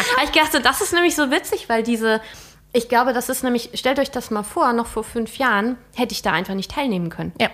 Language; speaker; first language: German; native; German